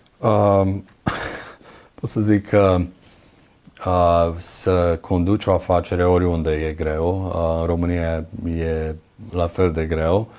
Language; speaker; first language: Romanian; early bilingual, other home language; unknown